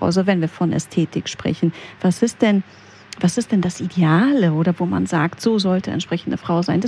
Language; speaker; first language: German; native; German